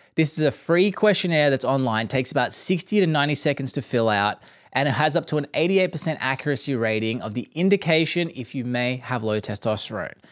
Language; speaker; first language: English; native; English